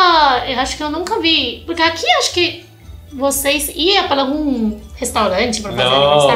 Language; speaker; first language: Portuguese; non-native, fluent; Chinese